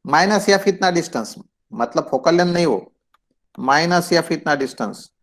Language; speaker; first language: Hindi; non-native, local second language; Marathi